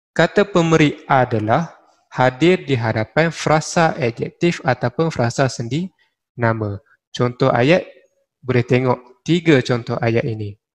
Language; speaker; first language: Malay; native; Malay